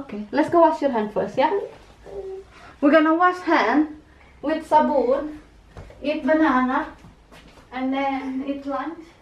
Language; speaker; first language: English; non-native, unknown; Indonesian